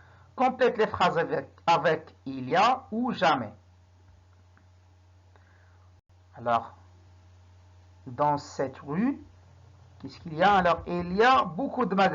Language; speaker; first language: French; non-native, local second language; Arabic